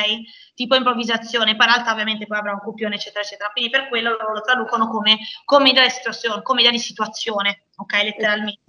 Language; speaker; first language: Italian; native; Italian